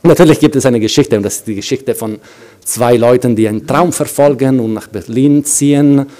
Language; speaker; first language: German; non-native, fluent; Italian